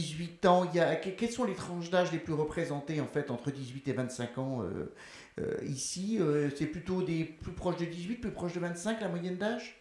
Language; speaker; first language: French; native; French